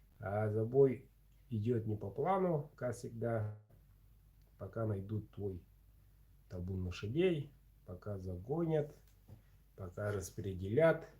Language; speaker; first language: Russian; non-native, local second language; Yakut